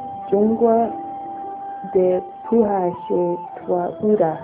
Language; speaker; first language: Chinese; non-native, learner; English